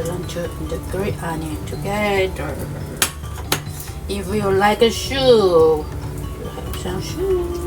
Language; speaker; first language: English; non-native, learner; Chinese